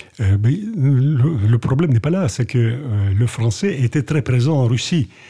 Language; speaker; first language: French; non-native, fluent; Russian